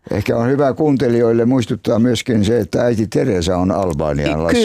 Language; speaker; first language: Finnish; native; Finnish